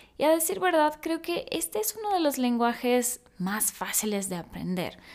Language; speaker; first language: Spanish; early bilingual, other home language; Russian